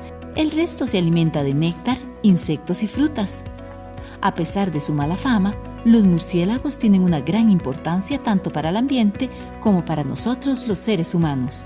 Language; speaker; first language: Spanish; native; Spanish